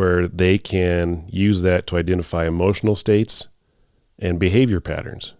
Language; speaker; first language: English; native; English